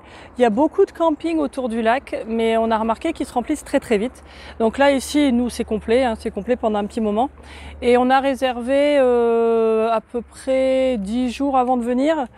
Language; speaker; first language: French; native; French